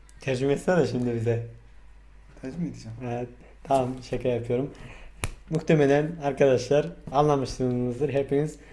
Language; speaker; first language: Turkish; non-native, fluent; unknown